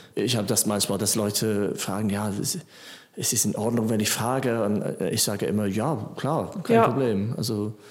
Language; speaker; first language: German; non-native, fluent; English